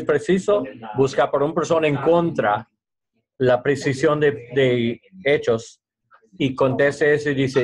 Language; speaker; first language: Spanish; non-native, learner; English